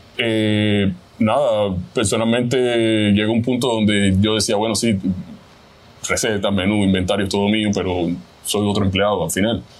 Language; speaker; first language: Spanish; native; Spanish